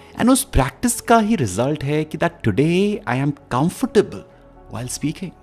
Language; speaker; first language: Hindi; native; Hindi